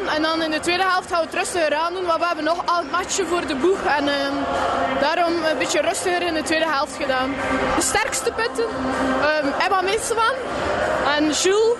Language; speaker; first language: Dutch; native; Dutch